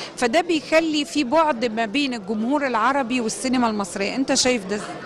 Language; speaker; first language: Egyptian Arabic; native; Egyptian Arabic